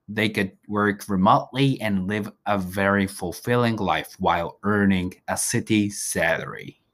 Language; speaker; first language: English; non-native, fluent; Japanese